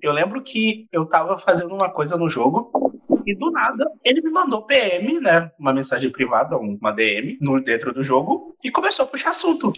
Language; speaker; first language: Portuguese; native; Portuguese